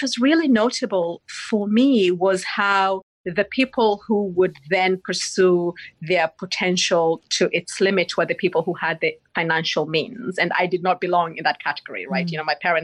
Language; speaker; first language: English; non-native, local second language; Gusii